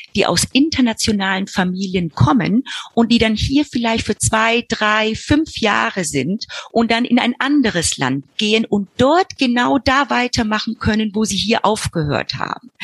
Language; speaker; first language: German; early bilingual, heritage; Spanish